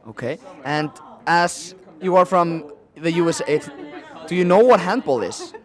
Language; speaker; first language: English; non-native, fluent; Icelandic